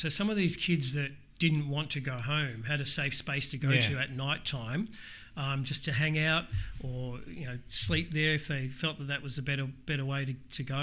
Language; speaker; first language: English; native; English